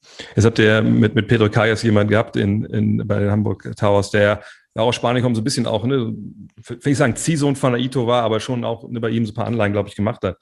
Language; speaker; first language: German; native; German